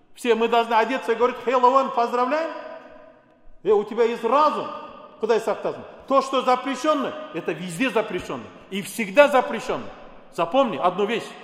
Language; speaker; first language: Russian; non-native, local second language; Kazakh